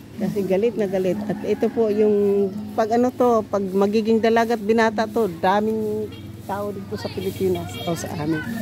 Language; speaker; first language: Filipino; non-native, local second language; Cebuano